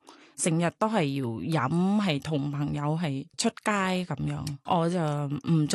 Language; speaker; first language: Cantonese; non-native, learner; Thai